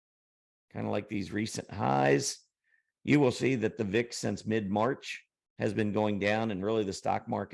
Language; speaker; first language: English; native; English